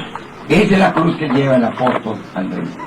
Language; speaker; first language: Spanish; native; Spanish